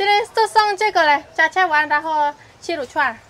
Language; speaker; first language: Chinese; non-native, fluent; Indonesian